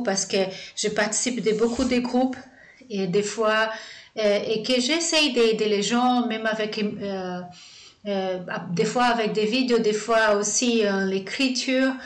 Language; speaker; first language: French; non-native, fluent; Portuguese